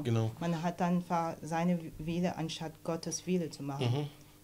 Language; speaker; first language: German; non-native, fluent; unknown